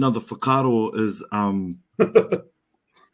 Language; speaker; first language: English; native; English